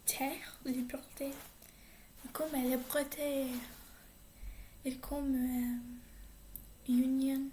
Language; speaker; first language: French; non-native, learner; English